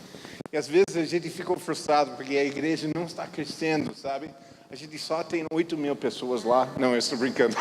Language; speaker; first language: Portuguese; non-native, fluent; English